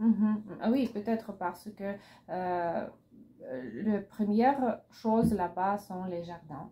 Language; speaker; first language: French; non-native, learner; Russian